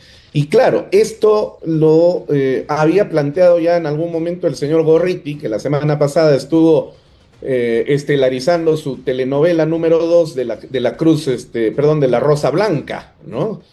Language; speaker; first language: Spanish; native; Spanish